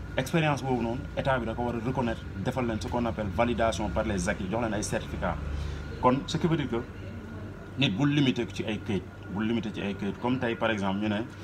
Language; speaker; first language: Wolof; native; Wolof